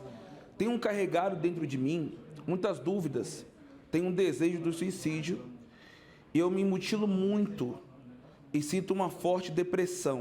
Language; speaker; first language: Portuguese; native; Portuguese